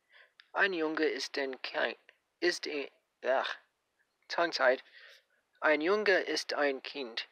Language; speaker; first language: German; non-native, learner; English